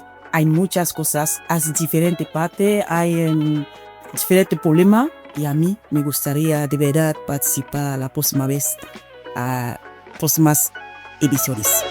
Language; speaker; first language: Spanish; non-native, fluent; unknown